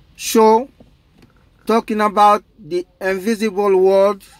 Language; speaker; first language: English; non-native, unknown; Dyula